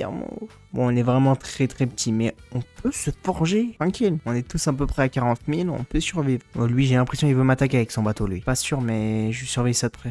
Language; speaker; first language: French; native; French